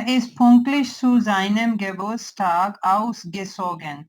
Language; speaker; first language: German; non-native, learner; Urdu